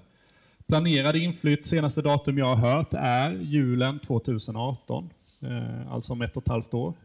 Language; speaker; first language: Swedish; native; Swedish